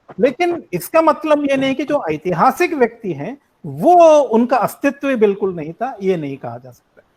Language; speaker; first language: Hindi; native; Hindi